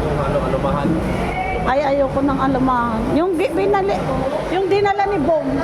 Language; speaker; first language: Filipino; non-native, local second language; Cebuano